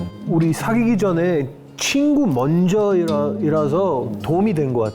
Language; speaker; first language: Korean; non-native, fluent; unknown